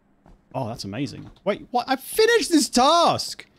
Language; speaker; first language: English; native; English